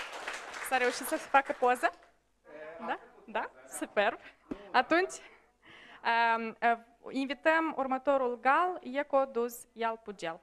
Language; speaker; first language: Romanian; native; Romanian